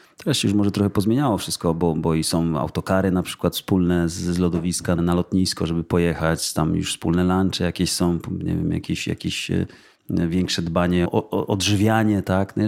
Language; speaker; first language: Polish; native; Polish